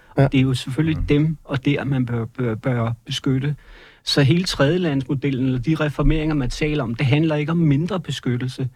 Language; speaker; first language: Danish; native; Danish